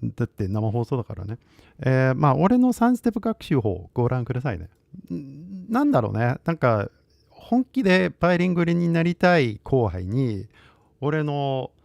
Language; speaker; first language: Japanese; non-native, fluent; English